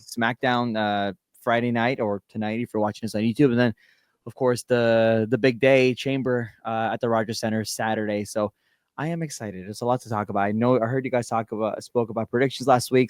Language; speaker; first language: English; native; English